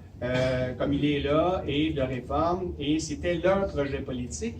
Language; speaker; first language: French; native; French